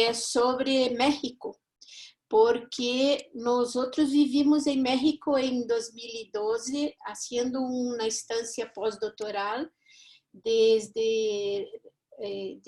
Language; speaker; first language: Spanish; non-native, fluent; Portuguese